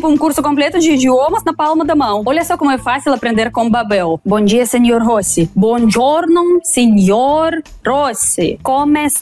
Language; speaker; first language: Portuguese; non-native, fluent; Russian